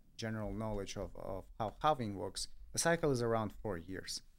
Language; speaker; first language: English; non-native, fluent; Russian